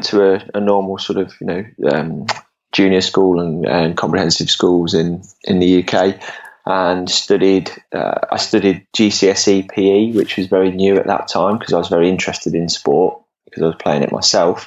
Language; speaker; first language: English; native; English